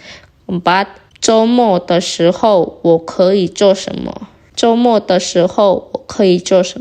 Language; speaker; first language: Chinese; non-native, fluent; Indonesian